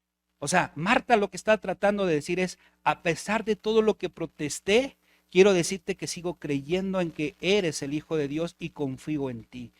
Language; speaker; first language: Spanish; native; Spanish